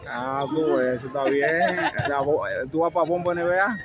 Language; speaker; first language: Spanish; native; Spanish